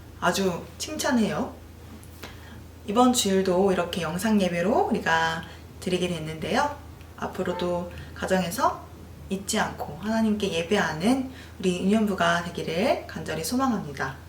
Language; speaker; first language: Korean; native; Korean